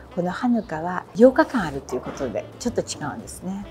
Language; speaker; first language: Japanese; native; Japanese